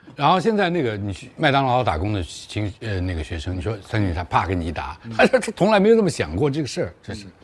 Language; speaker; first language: Chinese; native; Chinese